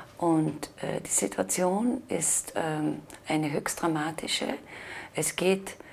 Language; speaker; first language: German; non-native, local second language; Slovenian